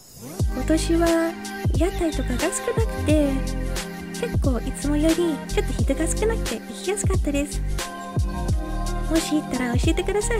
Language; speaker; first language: Japanese; non-native, fluent; English